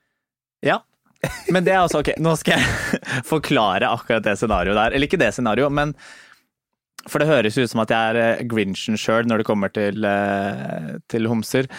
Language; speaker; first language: Norwegian; native; Norwegian